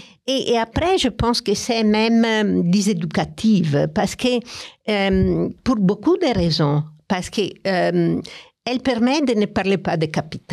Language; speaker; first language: French; non-native, fluent; Italian